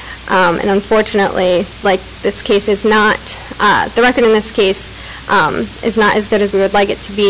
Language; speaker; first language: English; native; English